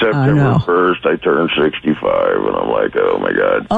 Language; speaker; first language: English; native; English